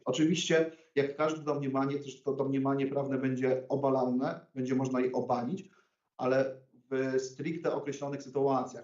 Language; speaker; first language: Polish; native; Polish